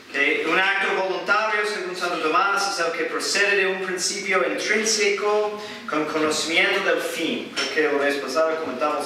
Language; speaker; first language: Spanish; non-native, fluent; English